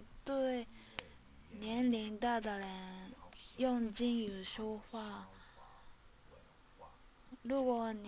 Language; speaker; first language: Chinese; non-native, learner; Japanese